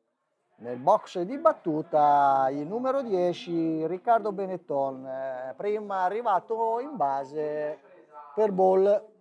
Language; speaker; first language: Italian; native; Italian